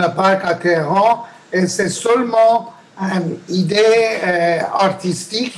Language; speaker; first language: French; non-native, learner; Persian